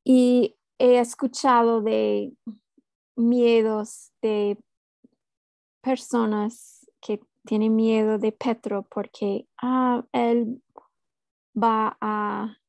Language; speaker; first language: Spanish; non-native, fluent; English